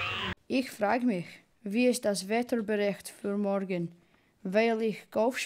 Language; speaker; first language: German; non-native, learner; English